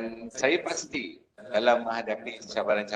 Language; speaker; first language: Malay; native; Malay